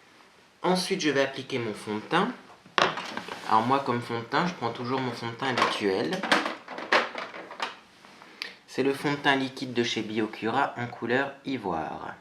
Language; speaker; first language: French; native; French